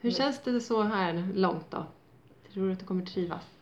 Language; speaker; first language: Swedish; native; Swedish